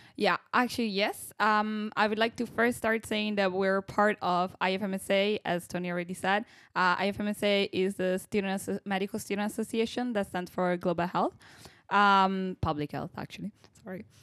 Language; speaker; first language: English; non-native, fluent; Italian